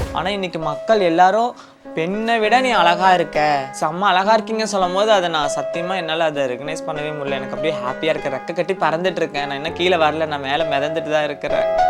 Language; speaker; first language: Tamil; native; Tamil